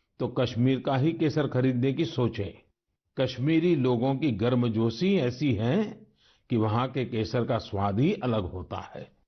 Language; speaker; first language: Hindi; non-native, local second language; Gujarati